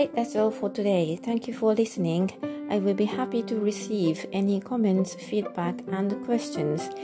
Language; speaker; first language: English; non-native, fluent; Japanese